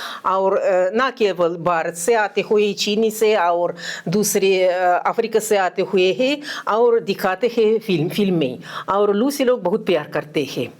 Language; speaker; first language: Hindi; non-native, fluent; Russian